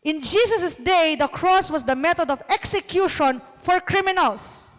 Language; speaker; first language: English; non-native, local second language; Filipino